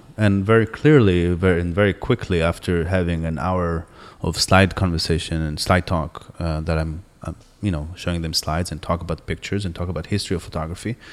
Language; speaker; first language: English; non-native, fluent; Hebrew